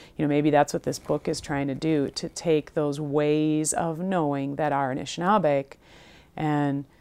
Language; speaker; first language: English; native; English